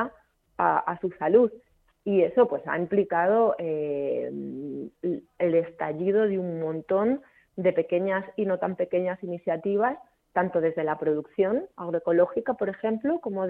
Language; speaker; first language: Spanish; native; Spanish